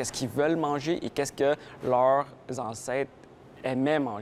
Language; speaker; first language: French; early bilingual, other home language; Khmer